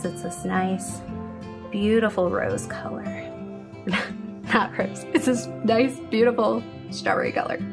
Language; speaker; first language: English; native; English